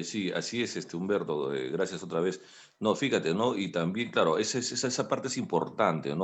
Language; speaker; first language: Spanish; native; Spanish